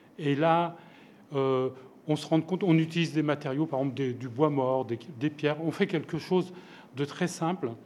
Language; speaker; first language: French; native; French